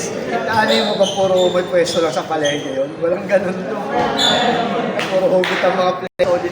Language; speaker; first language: Filipino; native; Filipino